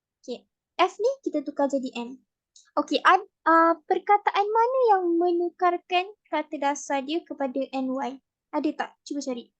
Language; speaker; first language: Malay; native; Malay